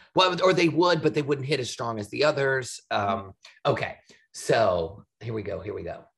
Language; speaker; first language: English; native; English